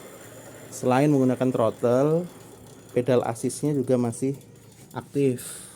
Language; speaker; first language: Indonesian; native; Indonesian